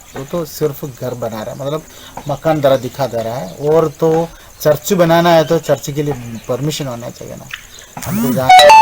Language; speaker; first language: Hindi; non-native, local second language; Malayalam